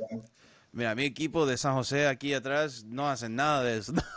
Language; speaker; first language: Spanish; early bilingual, heritage; Spanish